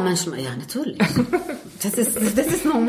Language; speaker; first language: German; non-native, learner; Arabic